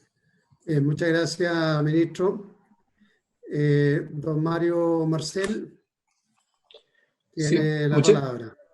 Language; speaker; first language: Spanish; native; Spanish